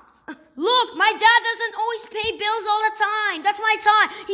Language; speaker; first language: English; native; English